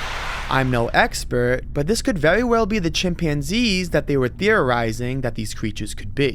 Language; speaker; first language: English; native; English